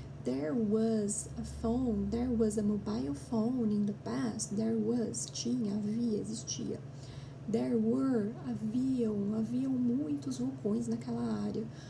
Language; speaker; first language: English; non-native, fluent; Portuguese